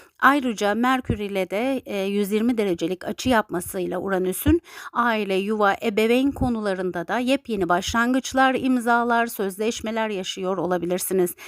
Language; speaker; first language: Turkish; native; Turkish